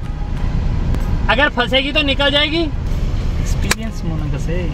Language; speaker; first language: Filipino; non-native, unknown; Hindi